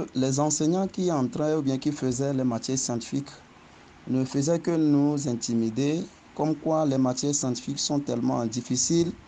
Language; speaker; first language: French; non-native, local second language; Ewe